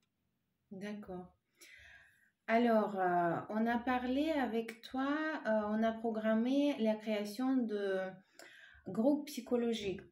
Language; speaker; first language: French; non-native, fluent; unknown